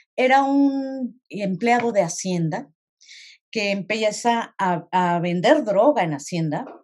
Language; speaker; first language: Spanish; native; Spanish